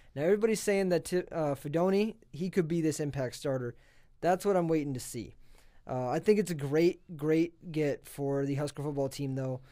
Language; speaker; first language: English; native; English